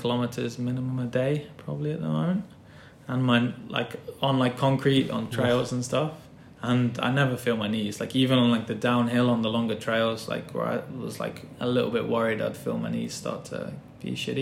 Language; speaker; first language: English; native; English